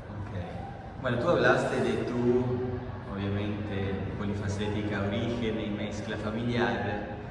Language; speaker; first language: Spanish; non-native, fluent; Italian